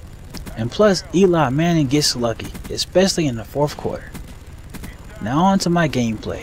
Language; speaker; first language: English; native; English